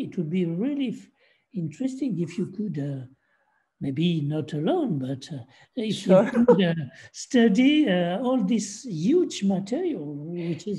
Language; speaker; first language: English; non-native, fluent; French